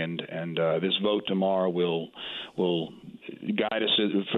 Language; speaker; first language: English; native; English